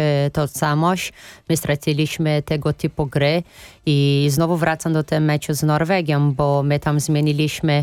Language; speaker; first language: Polish; non-native, fluent; Portuguese